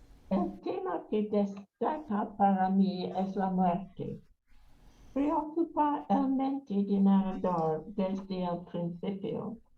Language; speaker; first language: Spanish; non-native, learner; English